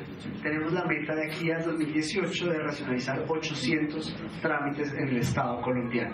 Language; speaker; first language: Spanish; native; Spanish